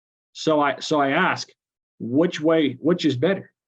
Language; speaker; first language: English; native; English